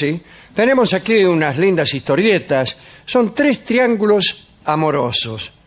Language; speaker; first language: Spanish; native; Spanish